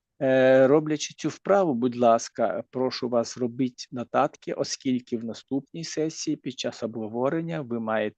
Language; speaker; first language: Ukrainian; native; Ukrainian